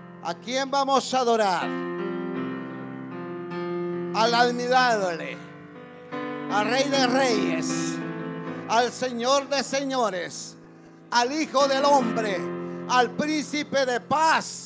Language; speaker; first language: Spanish; native; Spanish